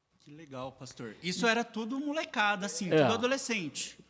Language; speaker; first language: Portuguese; native; Portuguese